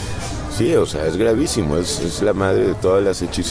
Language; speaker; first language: Spanish; native; Spanish